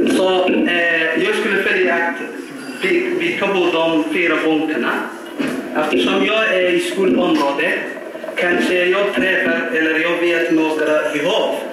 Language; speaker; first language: Swedish; non-native, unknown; Somali